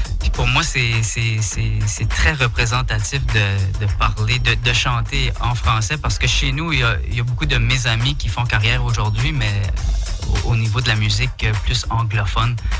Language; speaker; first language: French; native; French